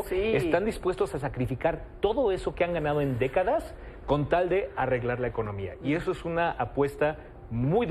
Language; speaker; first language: Spanish; native; Spanish